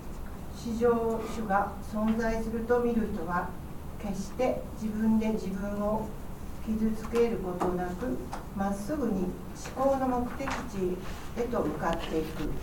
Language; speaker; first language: Japanese; native; Japanese